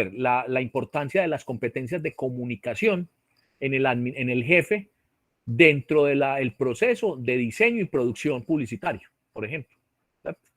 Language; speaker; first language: Spanish; native; Spanish